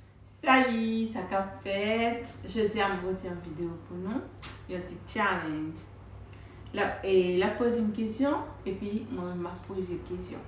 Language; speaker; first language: French; non-native, learner; Haitian Creole